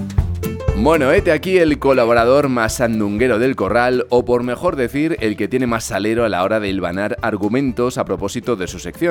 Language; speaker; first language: Spanish; native; Spanish